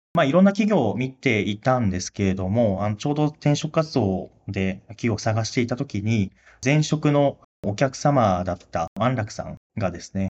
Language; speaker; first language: Japanese; native; Japanese